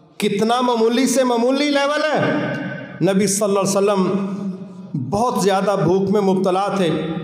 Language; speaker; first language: Urdu; non-native, local second language; Punjabi